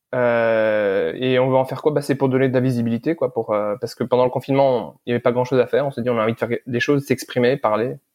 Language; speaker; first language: French; early bilingual, other home language; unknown